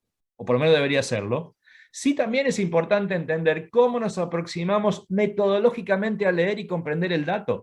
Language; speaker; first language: Spanish; native; Spanish